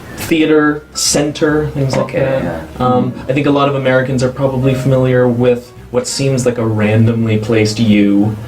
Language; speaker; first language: English; native; English